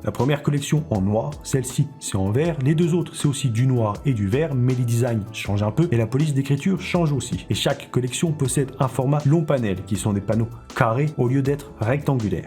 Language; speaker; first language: French; native; French